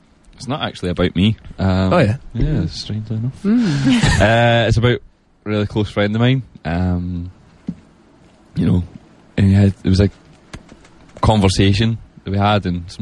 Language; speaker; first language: English; native; English